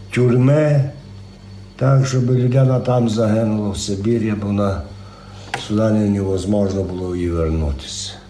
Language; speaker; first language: Ukrainian; native; Ukrainian